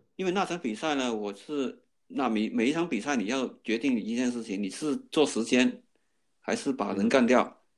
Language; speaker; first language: Chinese; non-native, fluent; Cantonese